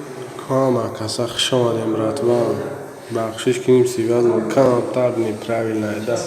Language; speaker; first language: Russian; non-native, learner; Tajik